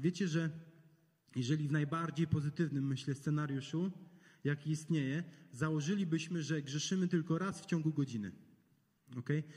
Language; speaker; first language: Polish; native; Polish